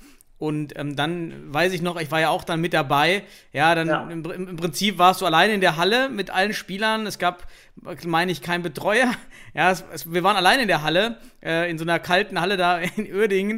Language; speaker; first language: German; native; German